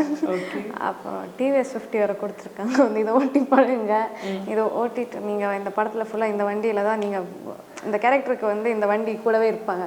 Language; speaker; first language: Tamil; native; Tamil